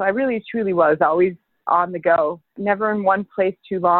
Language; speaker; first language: English; native; English